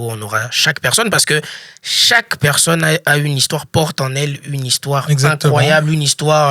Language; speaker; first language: French; native; French